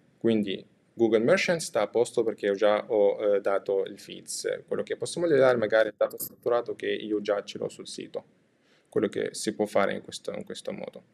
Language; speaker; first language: Italian; non-native, fluent; Arabic